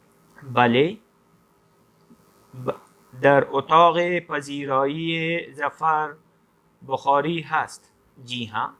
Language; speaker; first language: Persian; non-native, fluent; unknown